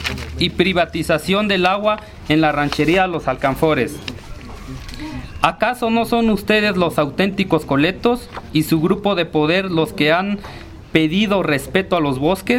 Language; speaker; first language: Spanish; native; Spanish